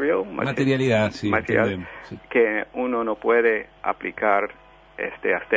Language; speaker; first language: Spanish; early bilingual, heritage; Spanish